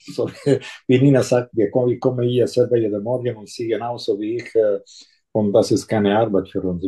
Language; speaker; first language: German; non-native, local second language; Italian